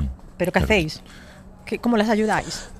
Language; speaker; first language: Spanish; native; Spanish